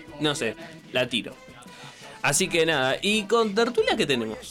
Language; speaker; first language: Spanish; native; Spanish